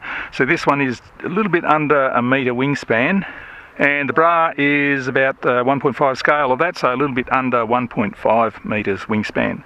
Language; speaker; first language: English; native; English